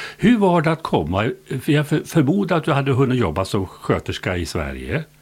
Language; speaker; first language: Swedish; native; Swedish